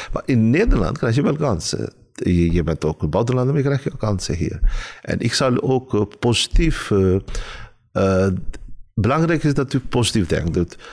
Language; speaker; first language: Dutch; non-native, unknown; Urdu